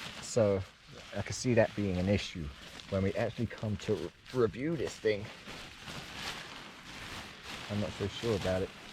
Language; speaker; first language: English; native; English